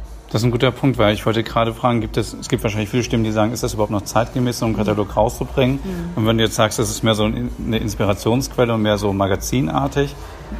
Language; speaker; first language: German; native; German